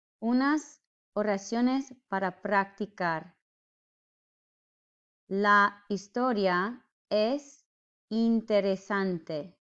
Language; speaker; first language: Spanish; non-native, fluent; English